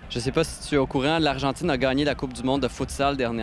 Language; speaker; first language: French; native; French